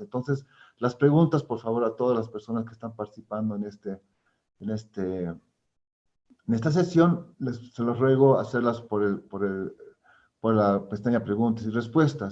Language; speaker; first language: Spanish; native; Spanish